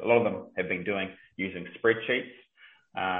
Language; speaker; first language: English; native; English